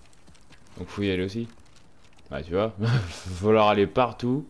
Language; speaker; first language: French; native; French